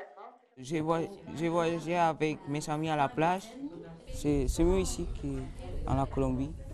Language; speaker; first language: French; non-native, learner; Spanish